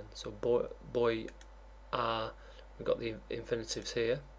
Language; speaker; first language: English; native; English